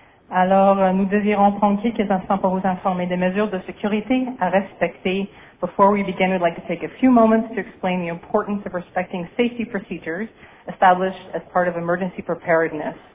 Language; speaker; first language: French; native; French